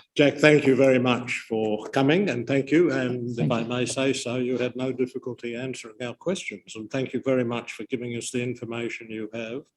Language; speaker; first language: English; native; English